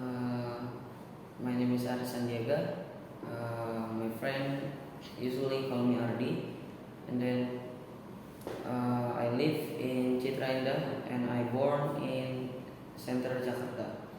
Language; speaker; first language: English; non-native, learner; Indonesian